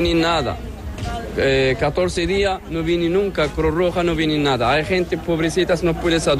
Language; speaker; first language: Spanish; non-native, learner; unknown